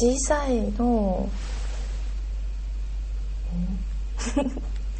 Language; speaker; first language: Japanese; non-native, learner; Chinese